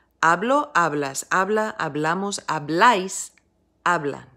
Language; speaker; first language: Spanish; non-native, fluent; French